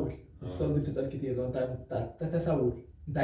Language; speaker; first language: Arabic; native; Arabic